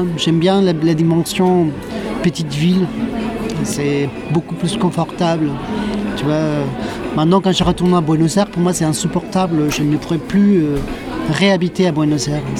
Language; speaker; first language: French; non-native, fluent; Spanish